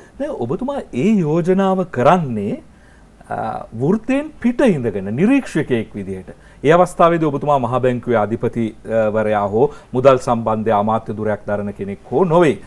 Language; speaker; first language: Sinhala; native; Sinhala